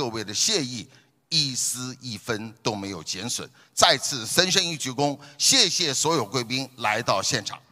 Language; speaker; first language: Chinese; native; Chinese